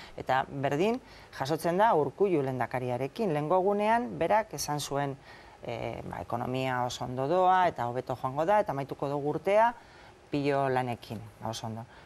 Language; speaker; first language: Basque; non-native, local second language; Spanish